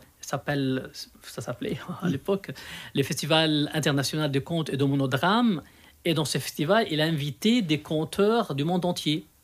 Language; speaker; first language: French; non-native, local second language; Arabic